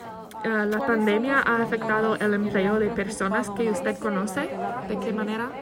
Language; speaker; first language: Spanish; non-native, fluent; English